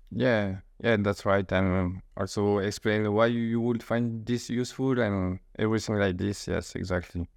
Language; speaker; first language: English; non-native, fluent; French